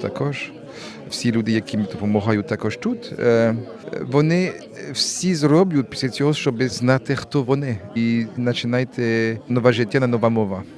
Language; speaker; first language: Ukrainian; non-native, learner; French